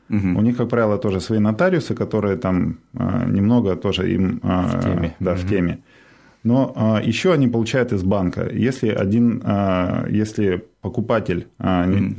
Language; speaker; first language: Russian; native; Russian